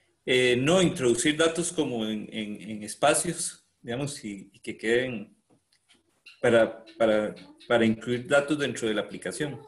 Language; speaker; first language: Spanish; native; Spanish